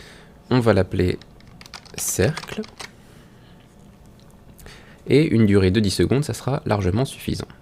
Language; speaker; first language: French; native; French